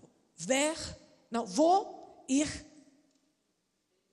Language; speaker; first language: German; non-native, learner; Spanish